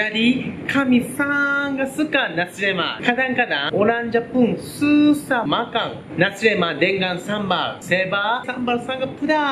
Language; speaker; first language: Indonesian; non-native, learner; Japanese